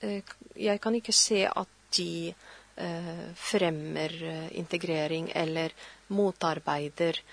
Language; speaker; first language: Norwegian; non-native, fluent; Arabic